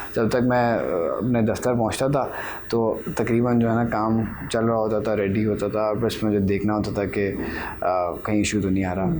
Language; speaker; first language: Urdu; native; Urdu